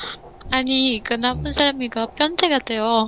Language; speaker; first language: Korean; non-native, learner; Indonesian